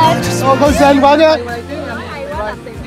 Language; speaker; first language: Vietnamese; native; Vietnamese